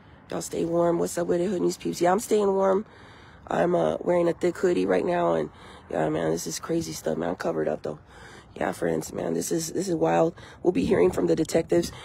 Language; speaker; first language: English; early bilingual, other home language; Spanish